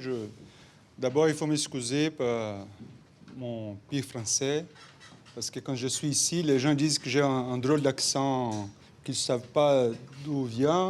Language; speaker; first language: French; non-native, fluent; Portuguese